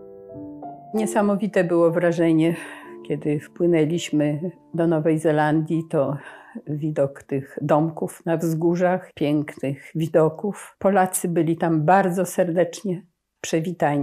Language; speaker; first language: Polish; native; Polish